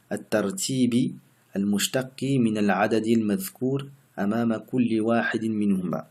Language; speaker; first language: Arabic; non-native, fluent; French